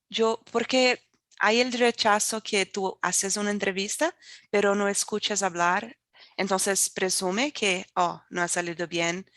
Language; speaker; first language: Spanish; non-native, fluent; Portuguese